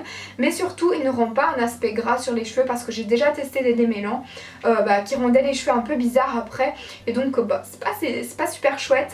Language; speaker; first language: French; native; French